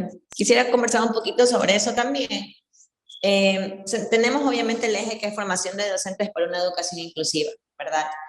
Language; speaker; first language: Spanish; native; Spanish